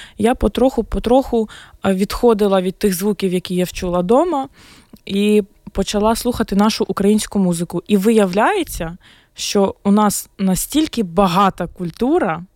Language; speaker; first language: Ukrainian; non-native, local second language; Russian